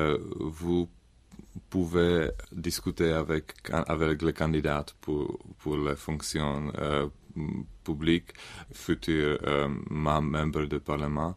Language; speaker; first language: French; non-native, learner; Czech